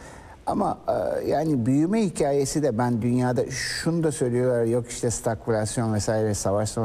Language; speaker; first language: Turkish; native; Turkish